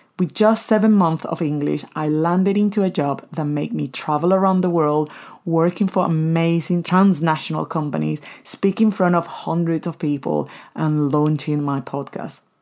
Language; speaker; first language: English; non-native, fluent; Spanish